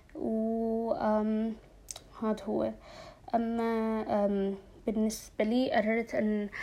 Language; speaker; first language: Arabic; non-native, learner; Somali